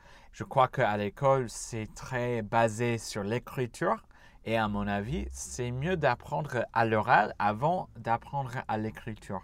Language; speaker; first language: French; non-native, fluent; English